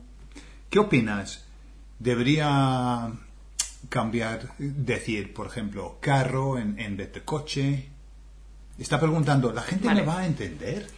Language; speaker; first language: Spanish; non-native, fluent; English